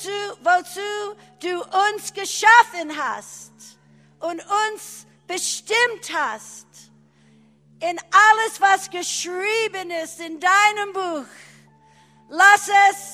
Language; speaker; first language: German; non-native, fluent; English